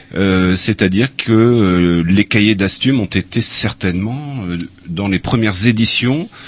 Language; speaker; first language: French; native; French